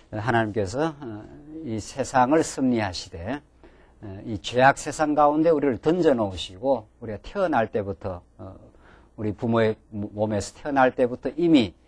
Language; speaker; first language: Korean; native; Korean